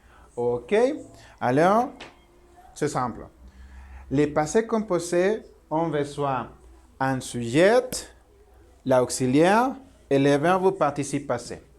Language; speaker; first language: French; non-native, learner; Spanish